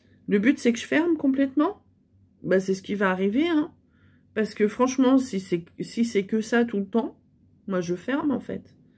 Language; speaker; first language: French; native; French